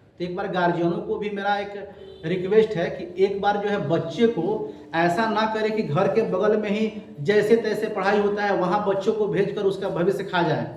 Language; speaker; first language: Hindi; native; Hindi